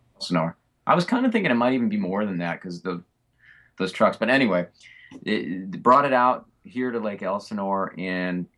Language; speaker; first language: English; native; English